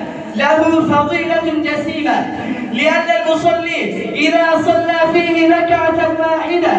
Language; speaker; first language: Arabic; non-native, learner; Bangla